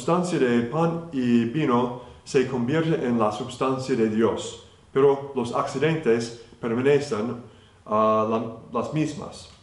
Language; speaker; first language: Spanish; non-native, fluent; English